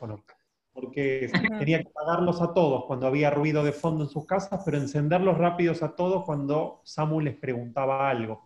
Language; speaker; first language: Spanish; native; Spanish